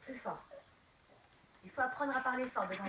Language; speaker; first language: French; native; French